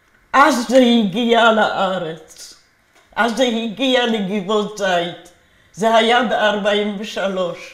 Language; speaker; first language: Hebrew; non-native, fluent; Polish